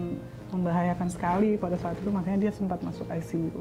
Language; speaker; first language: Indonesian; native; Indonesian